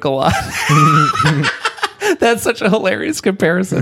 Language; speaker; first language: English; native; English